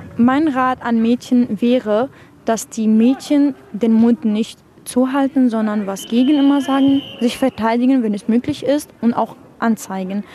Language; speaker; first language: German; non-native, fluent; Arabic